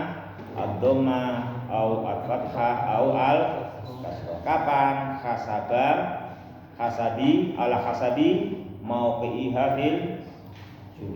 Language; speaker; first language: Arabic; non-native, fluent; Indonesian